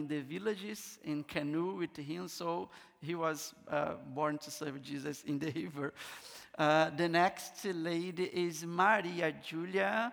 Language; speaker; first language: English; non-native, learner; Portuguese